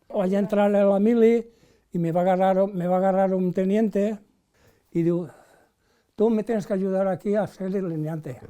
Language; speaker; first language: Spanish; non-native, local second language; Catalan